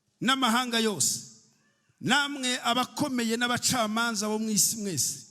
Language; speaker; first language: Kinyarwanda; early bilingual, heritage; Kinyarwanda